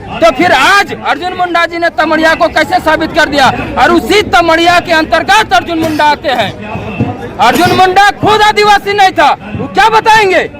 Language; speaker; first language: Hindi; non-native, local second language; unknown